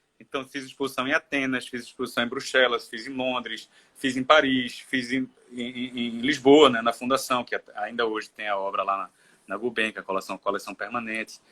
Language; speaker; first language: Portuguese; native; Portuguese